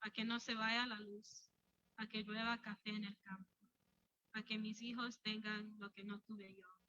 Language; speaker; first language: Spanish; early bilingual, heritage; Spanish